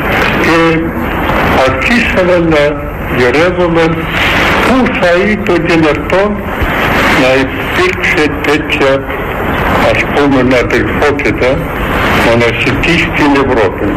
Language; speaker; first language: Greek; non-native, fluent; Russian